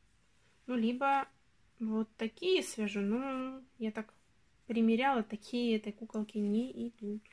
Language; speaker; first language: Russian; native; Russian